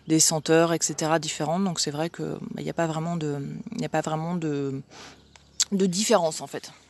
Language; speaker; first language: French; native; French